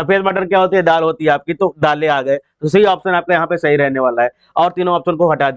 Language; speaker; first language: Hindi; native; Hindi